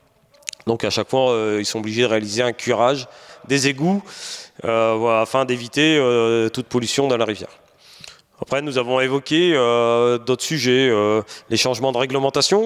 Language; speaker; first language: French; native; French